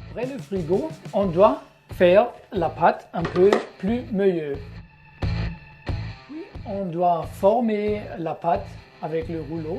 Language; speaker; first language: French; non-native, learner; German